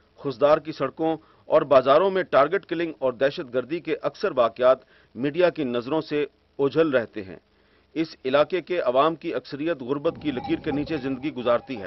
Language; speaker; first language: Urdu; native; Urdu